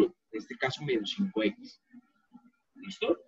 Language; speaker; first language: Spanish; native; Spanish